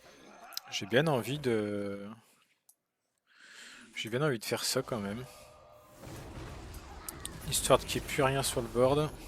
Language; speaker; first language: French; native; French